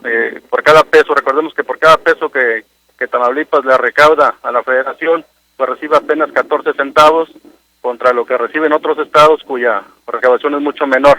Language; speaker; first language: Spanish; native; Spanish